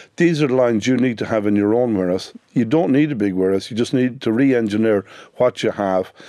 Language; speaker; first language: English; native; English